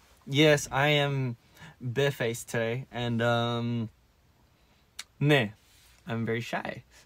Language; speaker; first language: English; early bilingual, other home language; Korean